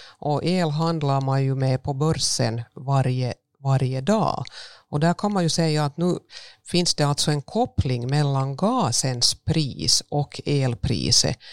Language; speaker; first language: Swedish; native; Swedish